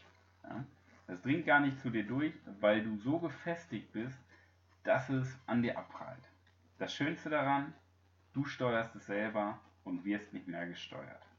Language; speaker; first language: German; native; German